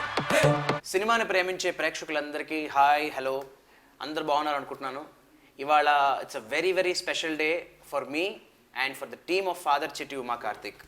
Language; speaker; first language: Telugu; native; Telugu